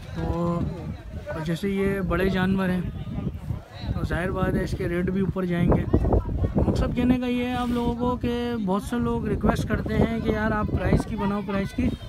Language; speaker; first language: Urdu; native; Urdu